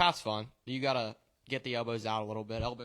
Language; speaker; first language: English; native; English